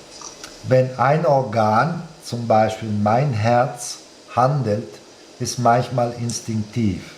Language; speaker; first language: German; non-native, fluent; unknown